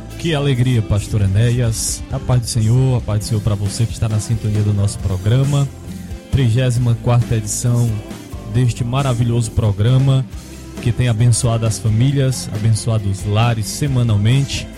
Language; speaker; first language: Portuguese; native; Portuguese